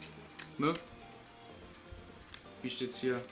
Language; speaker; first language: German; native; German